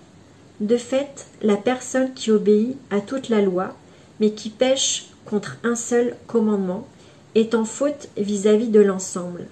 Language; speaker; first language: French; native; French